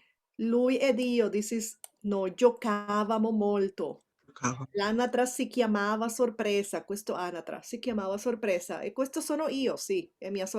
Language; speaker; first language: Italian; non-native, fluent; Spanish